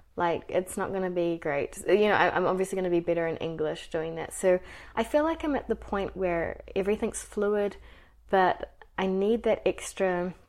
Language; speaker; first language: English; native; English